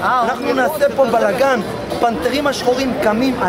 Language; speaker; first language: Hebrew; native; Hebrew